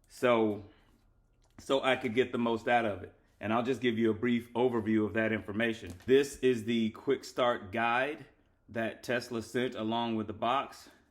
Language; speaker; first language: English; native; English